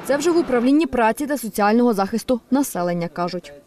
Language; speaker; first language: Ukrainian; native; Ukrainian